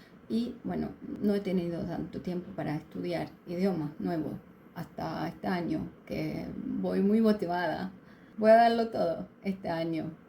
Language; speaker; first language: Spanish; non-native, fluent; Turkish